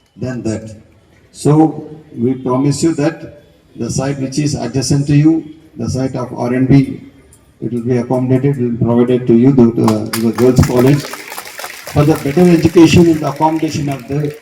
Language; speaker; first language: English; non-native, local second language; Telugu